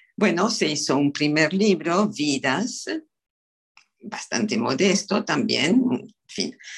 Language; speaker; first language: Spanish; non-native, fluent; French